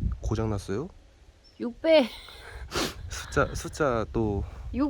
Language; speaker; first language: Korean; native; Korean